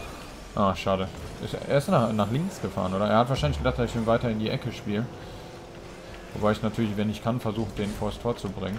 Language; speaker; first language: German; native; German